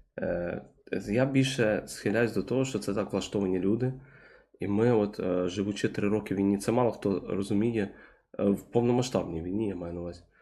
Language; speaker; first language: Ukrainian; native; Ukrainian